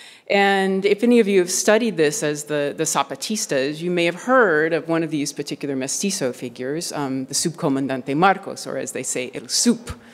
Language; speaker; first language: English; native; English